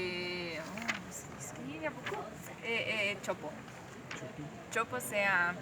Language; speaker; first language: French; non-native, learner; Spanish